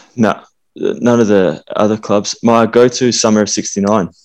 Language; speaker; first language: English; native; English